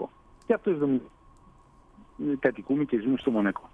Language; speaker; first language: Greek; early bilingual, heritage; Greek